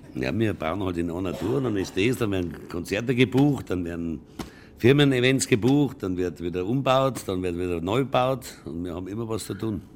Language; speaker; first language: German; native; German